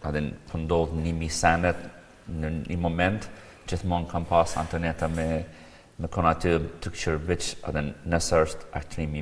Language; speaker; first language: Albanian; non-native, fluent; English